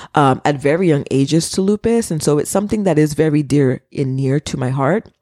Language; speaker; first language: English; early bilingual, other home language; Haitian Creole